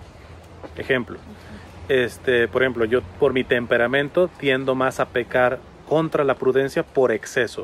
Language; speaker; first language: Spanish; native; Spanish